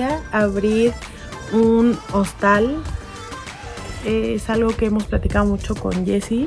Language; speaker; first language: Spanish; native; Spanish